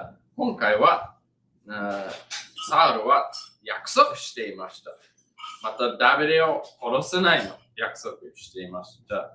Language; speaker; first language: Japanese; non-native, learner; English